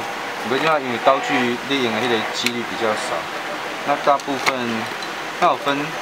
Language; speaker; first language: Chinese; native; Chinese